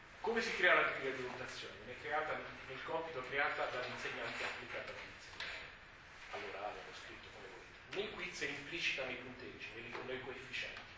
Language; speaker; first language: Italian; non-native, fluent; French